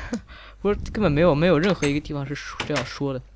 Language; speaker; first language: Chinese; native; Chinese